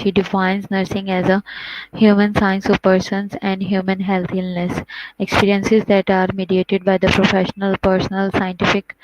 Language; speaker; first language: English; non-native, local second language; Urdu